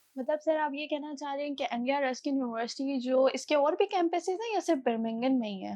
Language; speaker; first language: Urdu; native; Urdu